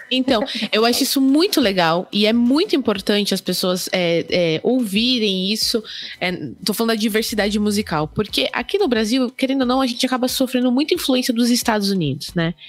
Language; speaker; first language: Portuguese; native; Portuguese